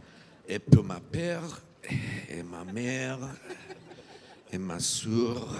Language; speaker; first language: French; non-native, learner; English